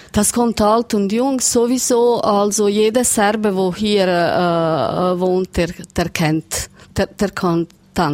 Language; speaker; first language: German; non-native, learner; Serbian